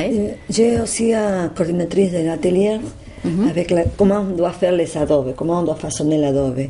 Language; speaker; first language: French; non-native, learner; Spanish